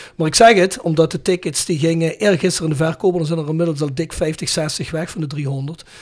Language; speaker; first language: Dutch; native; Dutch